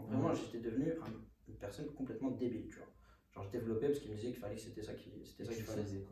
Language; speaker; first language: French; native; French